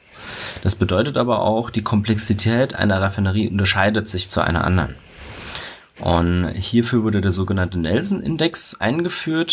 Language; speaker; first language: German; native; German